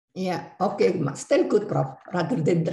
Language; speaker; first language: English; non-native, learner; Indonesian